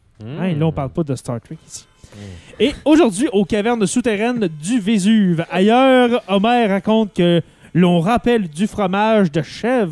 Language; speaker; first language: French; native; French